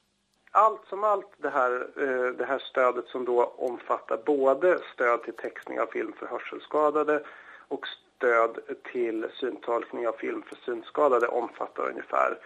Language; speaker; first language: Swedish; native; Swedish